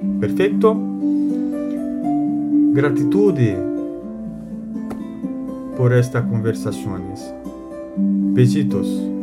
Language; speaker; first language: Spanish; non-native, learner; Portuguese